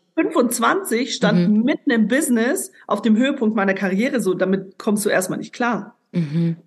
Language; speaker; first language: German; native; German